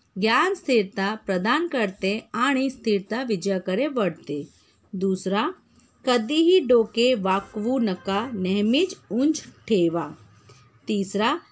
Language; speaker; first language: Marathi; non-native, local second language; Hindi